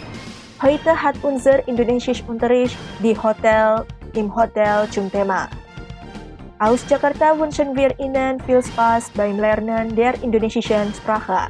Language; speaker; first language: German; non-native, fluent; Indonesian